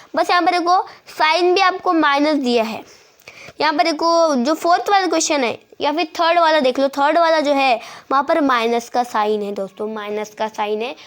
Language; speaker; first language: Hindi; non-native, local second language; Marathi